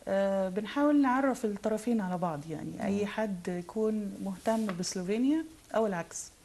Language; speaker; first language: Arabic; native; Arabic